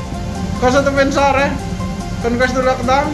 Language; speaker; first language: Italian; non-native, learner; Filipino